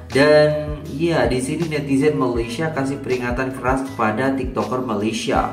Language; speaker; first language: Indonesian; native; Indonesian